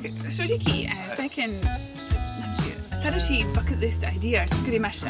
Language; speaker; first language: Japanese; non-native, learner; English